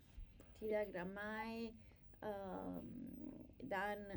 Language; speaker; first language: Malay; non-native, learner; English